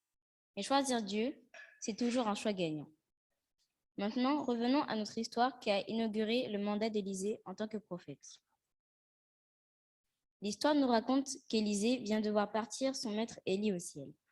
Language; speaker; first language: French; native; French